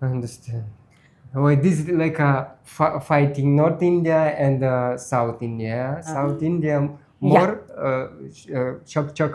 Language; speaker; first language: English; non-native, learner; Russian